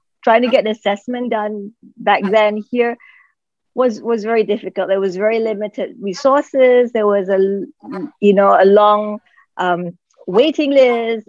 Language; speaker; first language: English; non-native, local second language; Malay